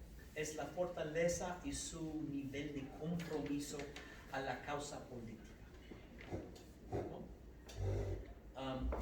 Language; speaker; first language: Spanish; non-native, fluent; English